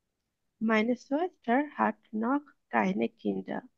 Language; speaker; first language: German; non-native, learner; Bangla